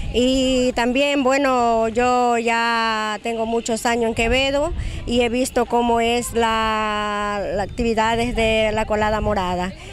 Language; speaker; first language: Spanish; native; Spanish